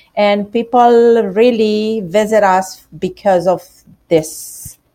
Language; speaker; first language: English; non-native, learner; Romanian